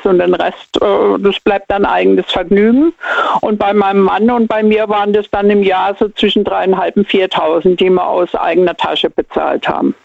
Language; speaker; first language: German; native; German